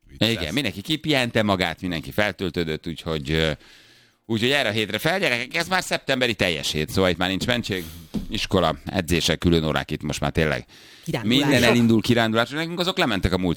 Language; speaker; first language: Hungarian; native; Hungarian